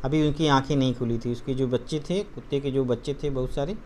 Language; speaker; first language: Hindi; non-native, local second language; Marathi